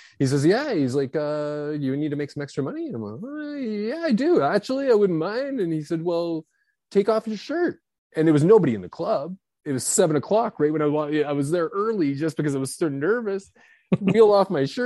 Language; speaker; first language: English; native; English